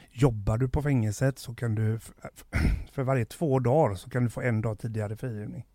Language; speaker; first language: Swedish; native; Swedish